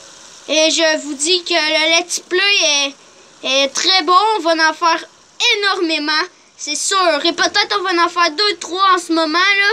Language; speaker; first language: French; native; French